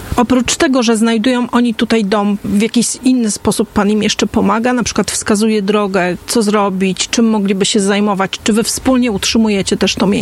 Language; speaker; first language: Polish; native; Polish